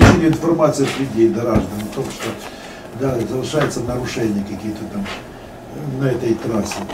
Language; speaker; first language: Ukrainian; non-native, local second language; Russian